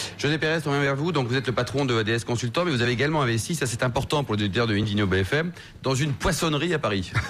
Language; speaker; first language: French; native; French